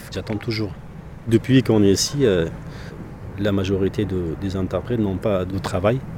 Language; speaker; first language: French; non-native, fluent; Persian